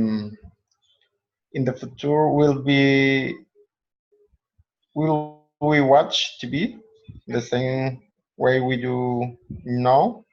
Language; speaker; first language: English; non-native, learner; Spanish